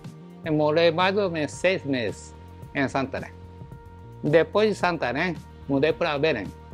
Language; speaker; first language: Portuguese; non-native, learner; Japanese